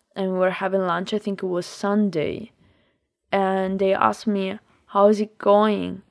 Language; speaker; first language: English; non-native, fluent; Italian